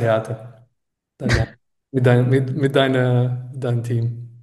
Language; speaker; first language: German; non-native, fluent; Spanish